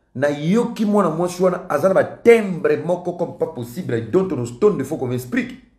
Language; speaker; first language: French; non-native, local second language; Lingala